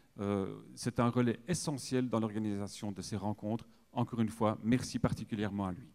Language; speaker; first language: French; native; French